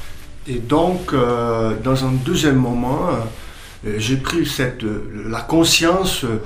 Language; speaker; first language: French; non-native, fluent; Portuguese